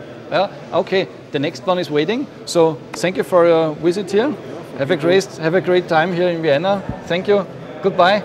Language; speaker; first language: English; non-native, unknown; German